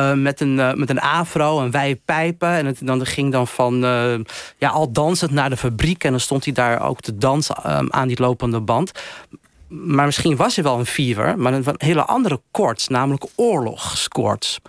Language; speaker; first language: Dutch; native; Dutch